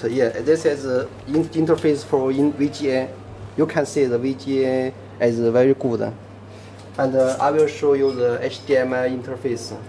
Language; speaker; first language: English; non-native, learner; Chinese